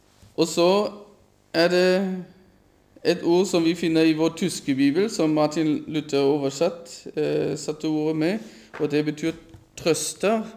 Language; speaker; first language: Norwegian; non-native, fluent; German